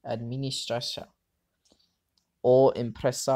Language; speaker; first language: Portuguese; non-native, learner; English